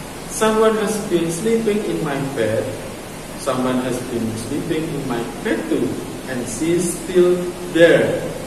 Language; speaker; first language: English; non-native, fluent; Javanese